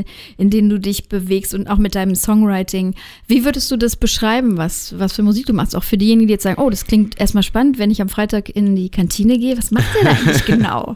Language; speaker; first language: German; native; German